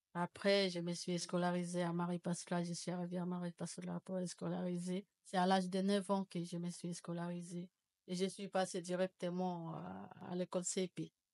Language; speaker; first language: French; non-native, local second language; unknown